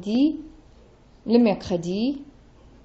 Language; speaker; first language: French; non-native, fluent; English